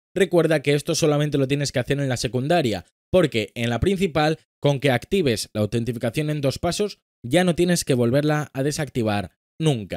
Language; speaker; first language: Spanish; native; Spanish